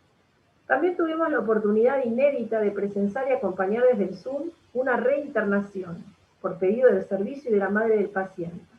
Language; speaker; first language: Spanish; native; Spanish